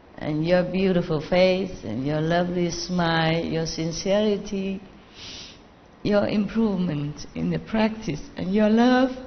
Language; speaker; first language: English; non-native, fluent; Vietnamese